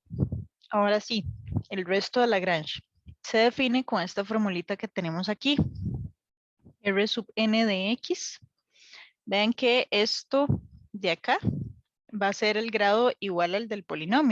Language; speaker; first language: Spanish; native; Spanish